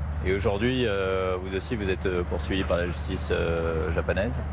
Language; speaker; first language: French; native; French